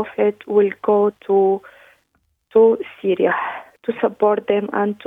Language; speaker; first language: English; non-native, learner; Arabic